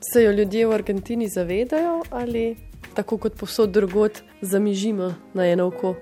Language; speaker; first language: Slovenian; native; Slovenian